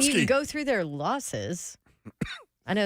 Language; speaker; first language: English; native; English